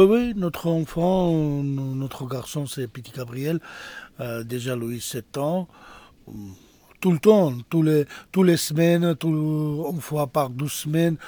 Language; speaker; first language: French; non-native, learner; Georgian